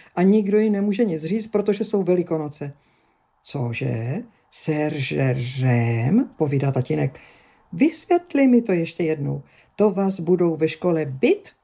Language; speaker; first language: Czech; early bilingual, other home language; Greek